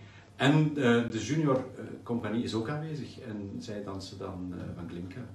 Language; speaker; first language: Dutch; native; Dutch